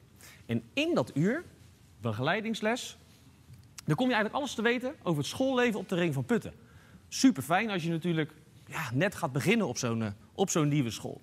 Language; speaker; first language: Dutch; native; Dutch